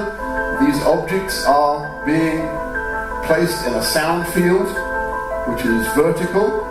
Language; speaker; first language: English; native; English